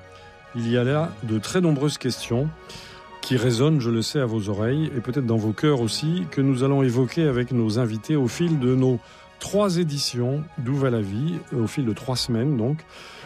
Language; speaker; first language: French; native; French